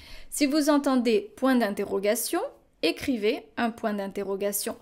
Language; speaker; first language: French; native; French